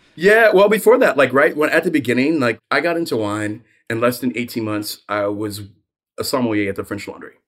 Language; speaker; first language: English; native; English